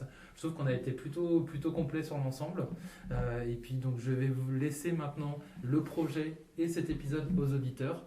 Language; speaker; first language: French; native; French